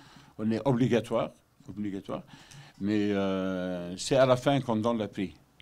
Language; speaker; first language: French; non-native, learner; Dutch